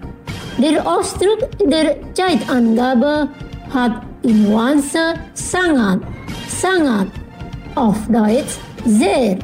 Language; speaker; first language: German; non-native, fluent; Indonesian